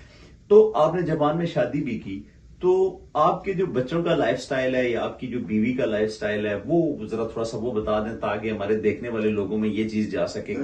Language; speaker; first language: Hindi; native; Hindi